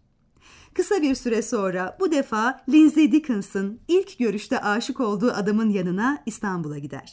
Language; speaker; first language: Turkish; native; Turkish